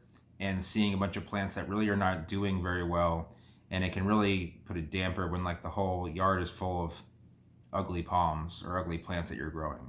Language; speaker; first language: English; native; English